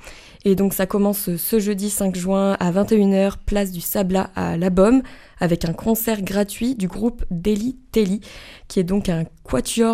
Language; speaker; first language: French; native; French